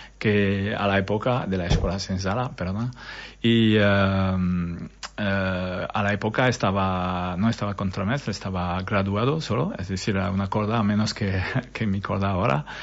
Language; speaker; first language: Spanish; non-native, fluent; French